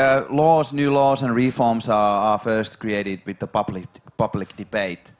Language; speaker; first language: English; non-native, fluent; Finnish